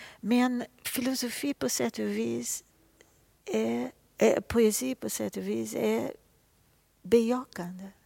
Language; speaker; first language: Swedish; non-native, fluent; Portuguese